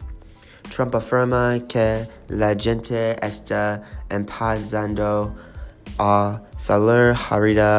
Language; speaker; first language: Spanish; non-native, learner; English